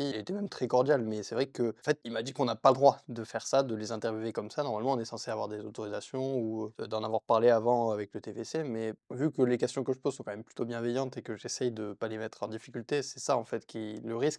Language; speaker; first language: French; native; French